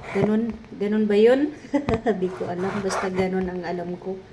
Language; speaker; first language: Filipino; non-native, local second language; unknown